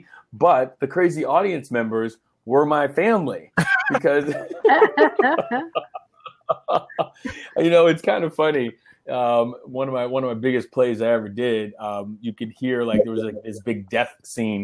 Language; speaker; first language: English; native; English